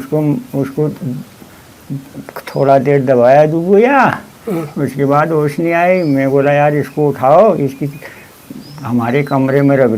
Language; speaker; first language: Hindi; non-native, local second language; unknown